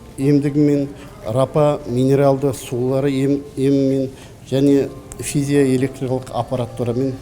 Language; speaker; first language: Kazakh; native; Kazakh